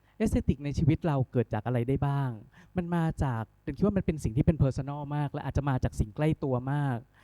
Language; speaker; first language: Thai; native; Thai